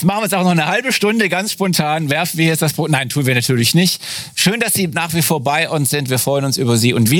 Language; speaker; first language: German; native; German